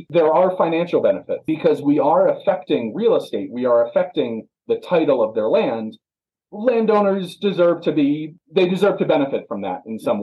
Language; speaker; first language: English; native; English